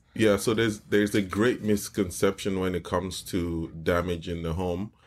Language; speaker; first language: English; non-native, local second language; Yoruba